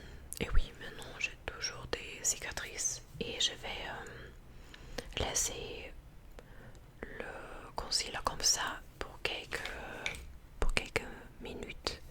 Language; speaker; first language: French; non-native, fluent; English